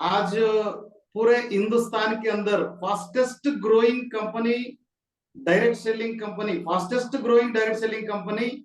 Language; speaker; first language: Hindi; non-native, local second language; Kannada